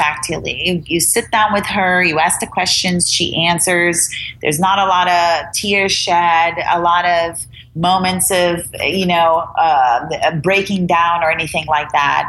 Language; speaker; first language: English; non-native, fluent; Portuguese